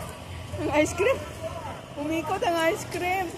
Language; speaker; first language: Filipino; non-native, local second language; Cebuano